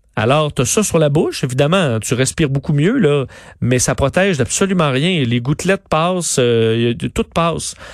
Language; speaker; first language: French; native; French